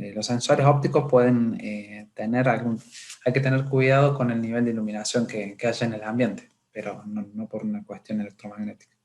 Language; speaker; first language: Spanish; native; Spanish